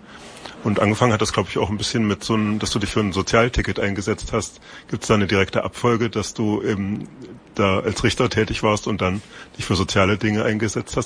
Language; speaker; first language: German; native; German